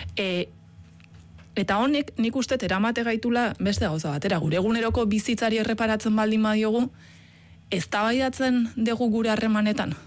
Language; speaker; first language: Basque; native; Basque